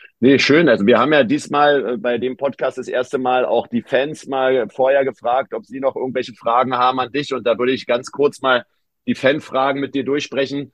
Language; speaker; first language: German; native; German